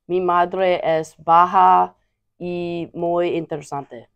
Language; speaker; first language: Spanish; non-native, learner; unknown